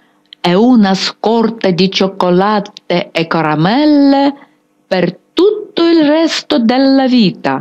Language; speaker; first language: Italian; non-native, fluent; Ukrainian